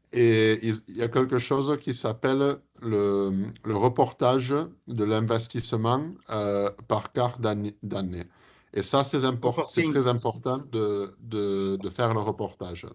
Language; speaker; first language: French; early bilingual, heritage; English